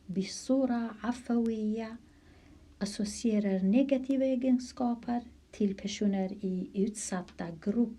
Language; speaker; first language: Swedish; non-native, fluent; Arabic